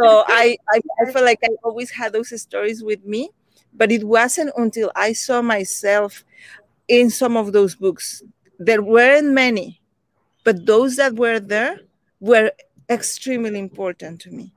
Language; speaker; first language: English; non-native, fluent; Spanish